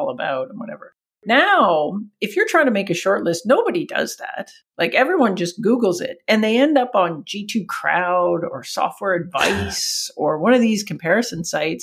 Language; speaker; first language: English; native; English